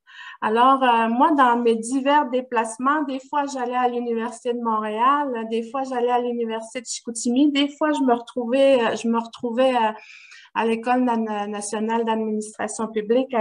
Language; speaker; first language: French; non-native, local second language; Innu-aimun